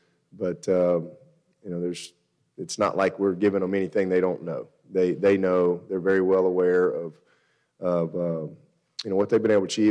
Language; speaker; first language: English; native; English